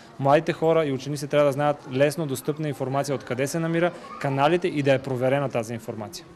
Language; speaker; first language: Bulgarian; native; Bulgarian